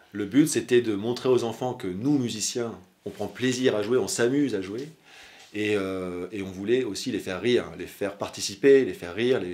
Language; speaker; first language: French; native; French